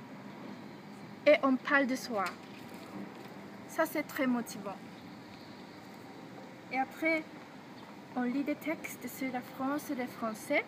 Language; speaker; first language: French; non-native, learner; Japanese